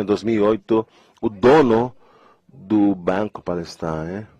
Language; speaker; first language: Portuguese; non-native, fluent; Spanish